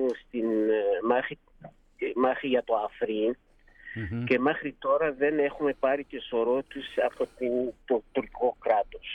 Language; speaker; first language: Greek; non-native, fluent; Kurdish